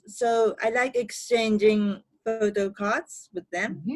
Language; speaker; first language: English; non-native, learner; Japanese